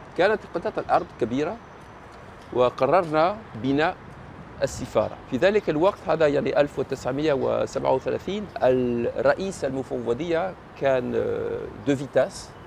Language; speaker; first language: Egyptian Arabic; non-native, fluent; French